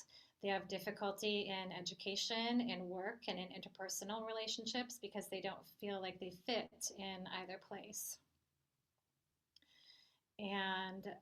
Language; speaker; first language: English; native; English